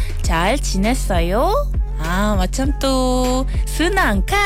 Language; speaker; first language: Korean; non-native, learner; Malay